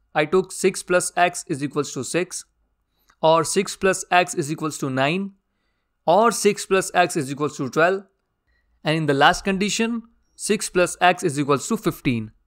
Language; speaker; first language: English; non-native, local second language; Hindi